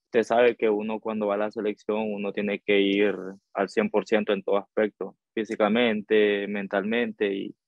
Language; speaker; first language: Spanish; native; Spanish